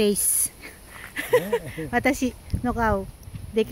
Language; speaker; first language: Japanese; non-native, fluent; Filipino